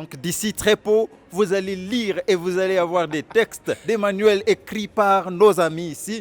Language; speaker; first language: French; non-native, fluent; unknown